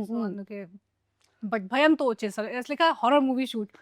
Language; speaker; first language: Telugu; non-native, local second language; Hindi